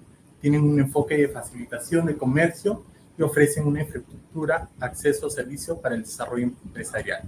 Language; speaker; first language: Spanish; native; Spanish